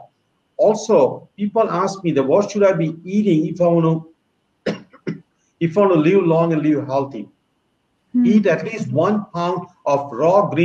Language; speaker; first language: English; non-native, local second language; Gujarati